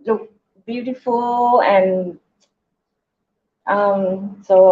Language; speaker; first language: English; non-native, learner; Thai